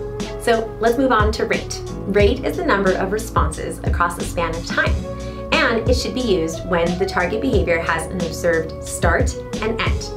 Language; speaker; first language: English; native; English